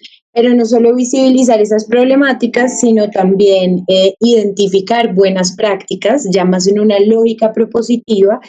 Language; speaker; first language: Spanish; native; Spanish